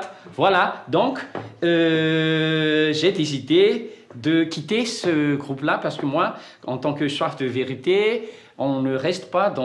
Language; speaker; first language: French; non-native, local second language; Malagasy